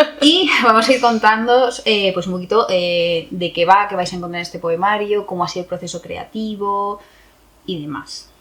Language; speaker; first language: Spanish; native; Spanish